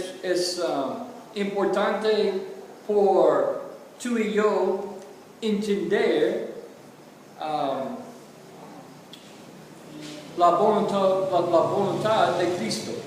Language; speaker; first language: Spanish; non-native, learner; English